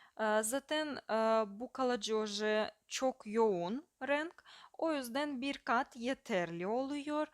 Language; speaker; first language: Turkish; non-native, fluent; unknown